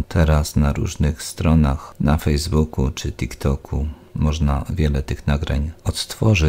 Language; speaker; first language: Polish; native; Polish